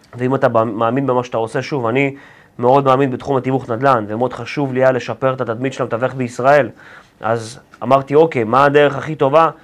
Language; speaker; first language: Hebrew; native; Hebrew